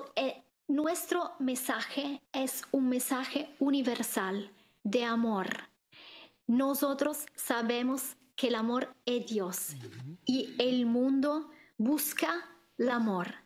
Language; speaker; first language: Spanish; non-native, fluent; Italian